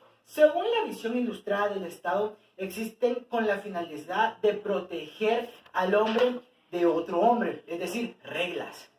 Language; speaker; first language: Spanish; native; Spanish